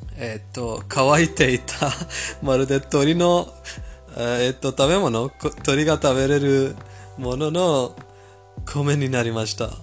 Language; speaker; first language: Japanese; non-native, fluent; Persian